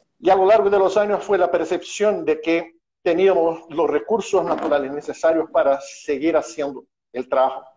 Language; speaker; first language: Spanish; non-native, fluent; Portuguese